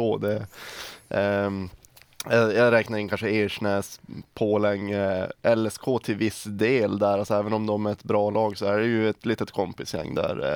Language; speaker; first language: Swedish; native; Swedish